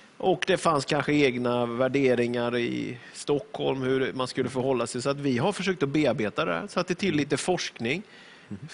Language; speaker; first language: Swedish; native; Swedish